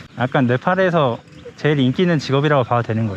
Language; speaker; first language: Korean; native; Korean